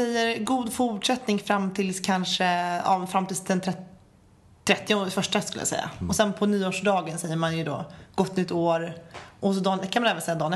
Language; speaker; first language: Swedish; native; Swedish